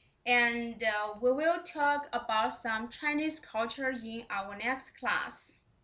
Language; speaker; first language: English; non-native, fluent; Chinese